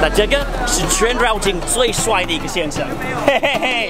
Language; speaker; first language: Chinese; non-native, fluent; English